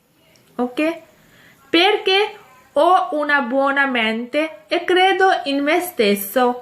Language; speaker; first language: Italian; non-native, fluent; Urdu